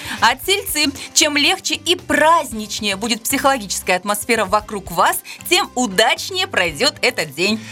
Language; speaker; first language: Russian; native; Russian